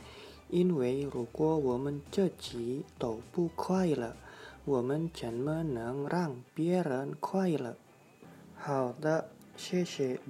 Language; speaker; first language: Chinese; non-native, learner; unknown